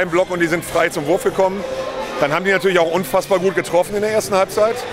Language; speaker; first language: German; native; German